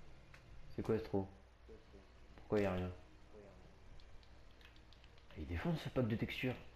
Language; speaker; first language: French; native; French